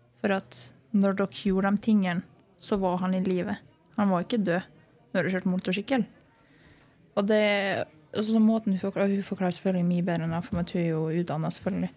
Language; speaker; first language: Norwegian; early bilingual, other home language; Lithuanian